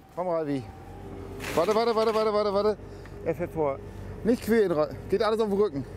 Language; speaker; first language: German; native; German